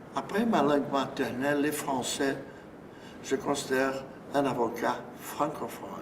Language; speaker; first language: French; non-native, fluent; Portuguese